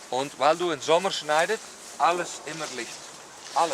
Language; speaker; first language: German; non-native, learner; Dutch